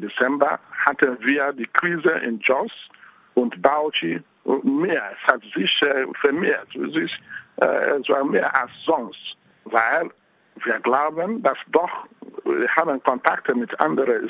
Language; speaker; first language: German; non-native, fluent; Igbo